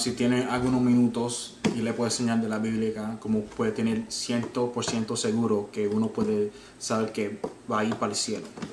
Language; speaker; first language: Spanish; non-native, learner; English